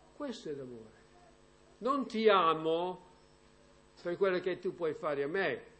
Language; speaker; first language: Italian; non-native, fluent; English